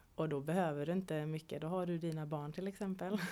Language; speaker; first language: Swedish; native; Swedish